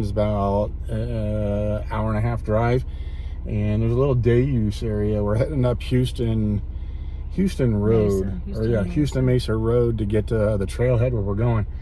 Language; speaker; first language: English; native; English